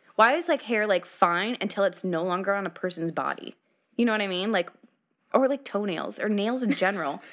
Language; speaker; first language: English; native; English